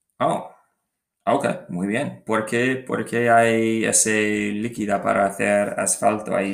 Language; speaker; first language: Spanish; non-native, learner; English